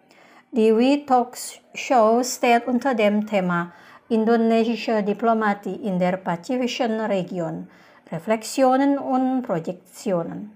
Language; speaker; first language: German; non-native, fluent; Indonesian